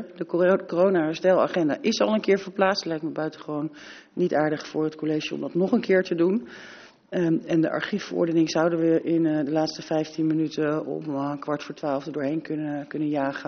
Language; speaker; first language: Dutch; native; Dutch